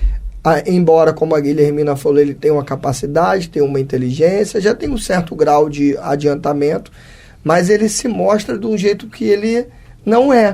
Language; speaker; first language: Portuguese; native; Portuguese